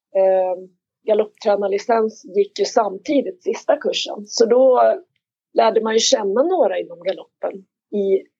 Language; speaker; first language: Swedish; native; Swedish